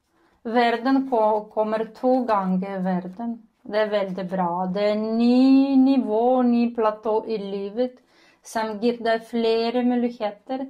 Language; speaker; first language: Norwegian; non-native, learner; Ukrainian